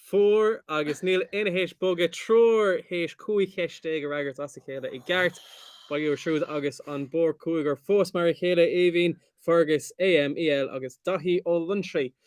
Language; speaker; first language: Irish; non-native, local second language; English